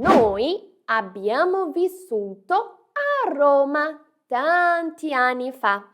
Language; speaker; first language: Italian; non-native, fluent; Portuguese